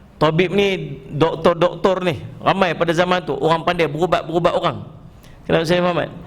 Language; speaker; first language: Malay; native; Malay